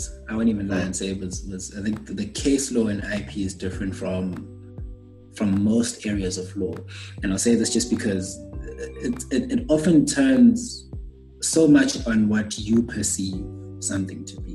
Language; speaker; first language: English; non-native, local second language; North Ndebele